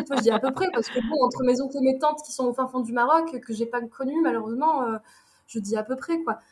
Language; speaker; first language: French; early bilingual, other home language; Arabic